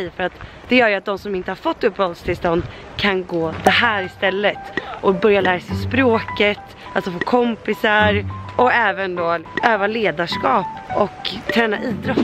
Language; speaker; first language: Swedish; native; Swedish